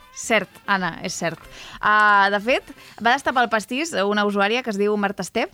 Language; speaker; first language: Catalan; non-native, local second language; Spanish